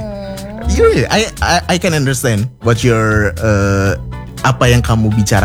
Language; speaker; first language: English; non-native, fluent; Indonesian